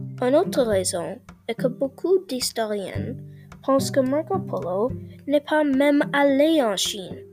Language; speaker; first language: French; non-native, learner; English